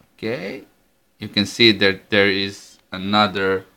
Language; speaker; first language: English; non-native, fluent; Croatian